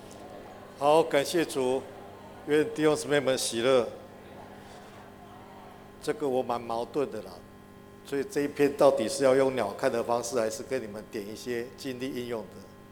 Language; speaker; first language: Chinese; native; Chinese